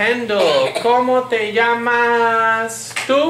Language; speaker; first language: Spanish; non-native, fluent; English